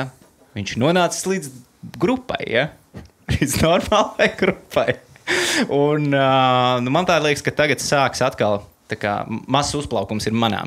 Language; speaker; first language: Latvian; native; Latvian